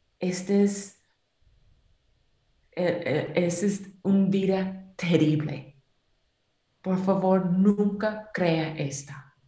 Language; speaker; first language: Spanish; non-native, learner; English